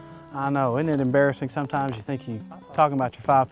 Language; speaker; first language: English; native; English